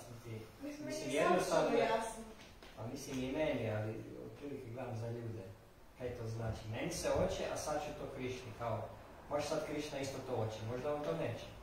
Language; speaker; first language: Croatian; native; Croatian